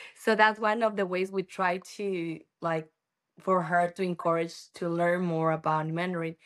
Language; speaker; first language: English; non-native, learner; Spanish